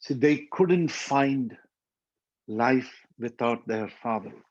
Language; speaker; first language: English; non-native, local second language; Malayalam